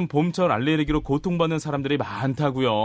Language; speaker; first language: Korean; native; Korean